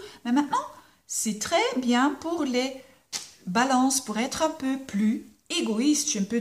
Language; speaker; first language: French; non-native, local second language; Dutch